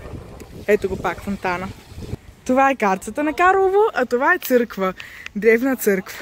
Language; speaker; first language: Bulgarian; native; Bulgarian